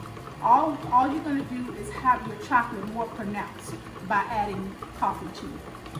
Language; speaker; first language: English; native; English